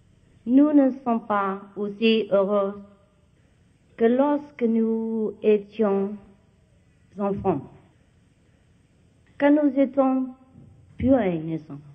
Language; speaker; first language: French; non-native, learner; Vietnamese